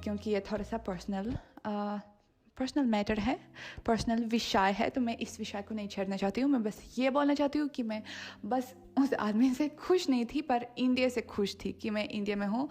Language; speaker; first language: Hindi; non-native, fluent; Russian